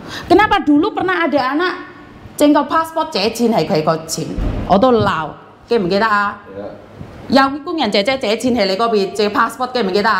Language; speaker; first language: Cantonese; non-native, fluent; Indonesian